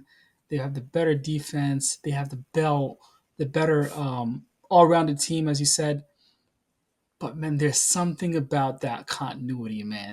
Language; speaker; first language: English; native; English